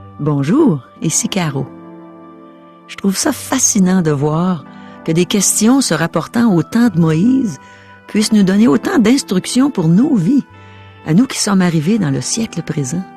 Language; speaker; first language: French; native; French